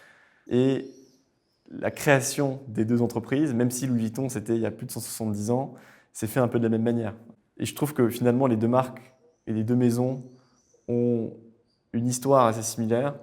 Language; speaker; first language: French; native; French